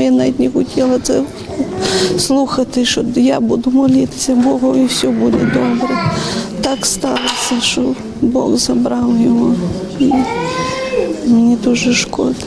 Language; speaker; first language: Ukrainian; non-native, local second language; Russian